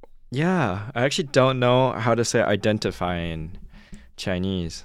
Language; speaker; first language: English; early bilingual, other home language; Chinese